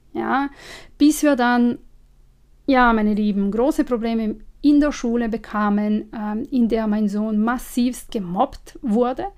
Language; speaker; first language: German; non-native, fluent; Serbian